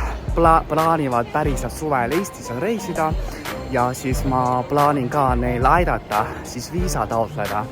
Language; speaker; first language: Estonian; non-native, fluent; Chinese